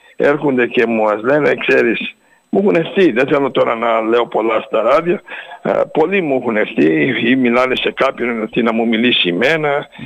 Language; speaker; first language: Greek; early bilingual, heritage; Greek